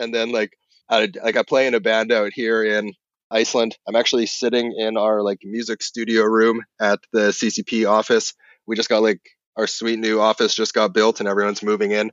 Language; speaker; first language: English; native; English